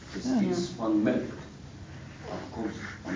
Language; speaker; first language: Dutch; non-native, learner; Arabic